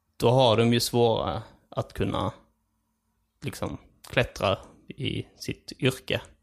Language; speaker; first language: Swedish; early bilingual, other home language; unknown